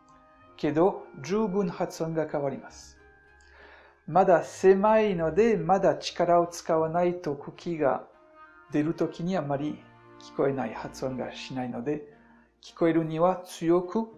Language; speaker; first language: Japanese; non-native, fluent; French